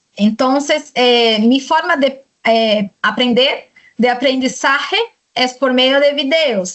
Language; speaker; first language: Spanish; non-native, fluent; Portuguese